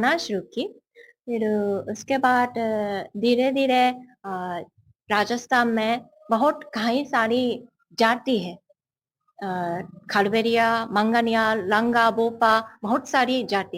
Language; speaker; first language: Hindi; non-native, learner; Japanese